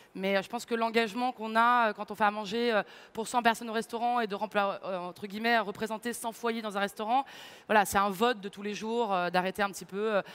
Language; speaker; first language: French; native; French